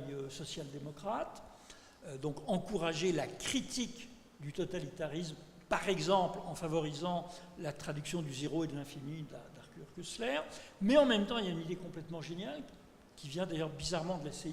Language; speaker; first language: French; native; French